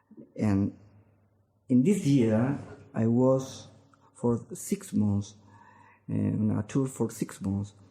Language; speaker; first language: English; non-native, learner; Spanish